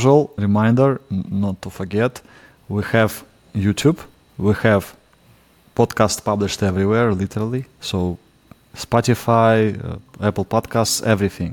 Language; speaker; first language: English; non-native, fluent; Russian